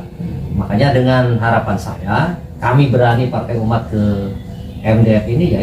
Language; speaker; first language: Indonesian; native; Indonesian